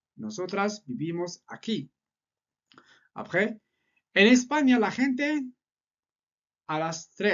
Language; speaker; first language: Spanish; non-native, fluent; French